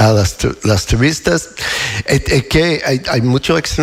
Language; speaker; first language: Spanish; non-native, fluent; English